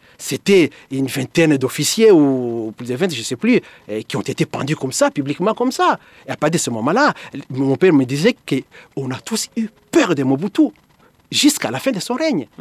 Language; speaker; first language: French; non-native, local second language; Swahili